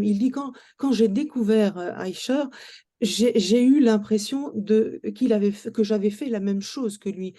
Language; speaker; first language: French; native; French